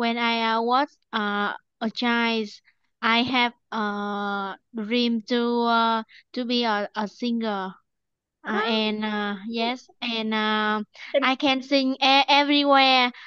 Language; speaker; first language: English; non-native, learner; Vietnamese